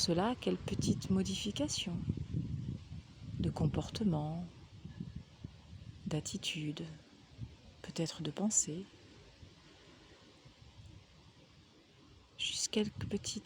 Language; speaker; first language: French; native; French